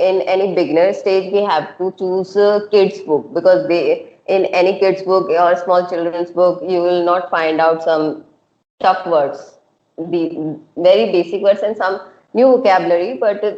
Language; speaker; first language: English; non-native, local second language; Hindi